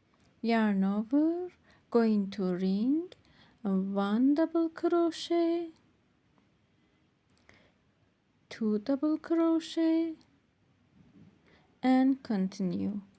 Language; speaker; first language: English; non-native, learner; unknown